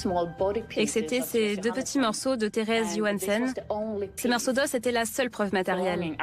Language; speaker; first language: French; native; French